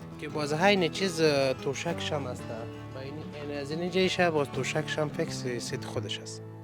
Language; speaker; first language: Persian; native; Persian